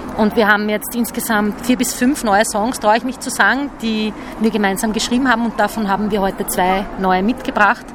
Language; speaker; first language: German; native; German